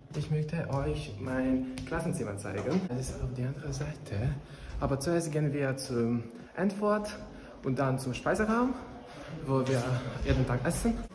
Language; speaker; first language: German; non-native, learner; Serbian